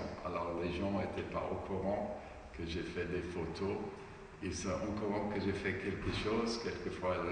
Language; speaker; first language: French; non-native, fluent; German